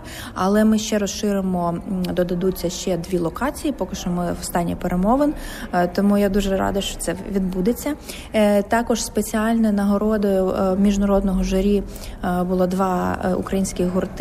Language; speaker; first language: Ukrainian; native; Ukrainian